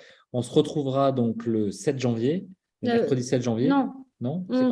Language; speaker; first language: French; native; French